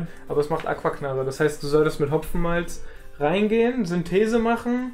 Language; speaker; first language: German; native; German